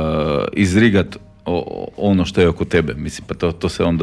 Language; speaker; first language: Croatian; native; Croatian